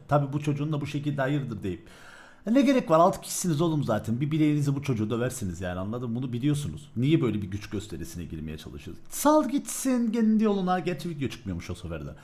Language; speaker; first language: Turkish; early bilingual, heritage; Turkish